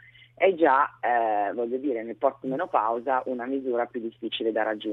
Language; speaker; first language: Italian; native; Italian